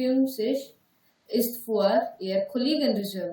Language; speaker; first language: German; non-native, learner; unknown